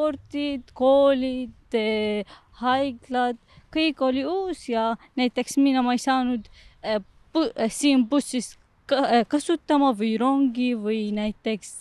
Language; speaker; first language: Estonian; non-native, learner; Arabic